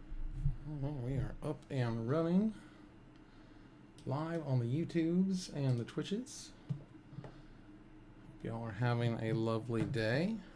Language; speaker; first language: English; native; English